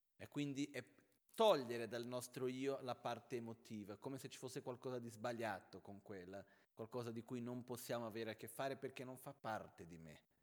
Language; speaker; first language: Italian; non-native, fluent; Portuguese